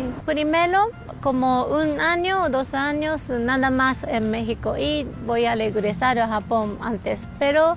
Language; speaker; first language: Spanish; non-native, learner; Japanese